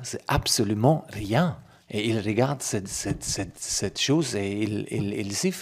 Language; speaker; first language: French; non-native, fluent; German